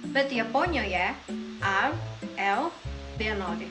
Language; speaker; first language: Lithuanian; non-native, learner; Japanese